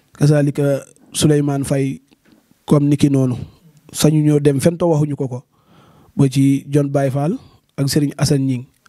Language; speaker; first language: Wolof; native; Wolof